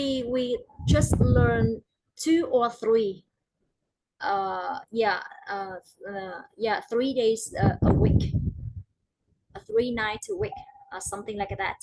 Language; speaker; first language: English; non-native, learner; Vietnamese